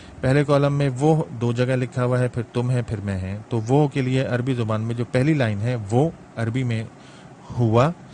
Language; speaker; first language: Urdu; native; Urdu